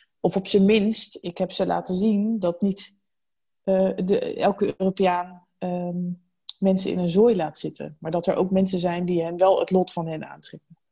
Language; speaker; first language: Dutch; native; Dutch